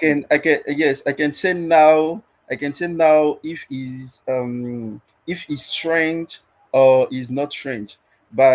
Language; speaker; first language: English; non-native, learner; French